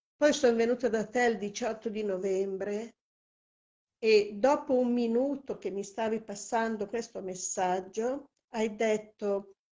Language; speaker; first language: Italian; native; Italian